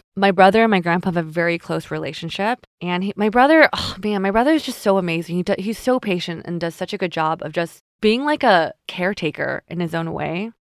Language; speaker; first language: English; early bilingual, other home language; Chinese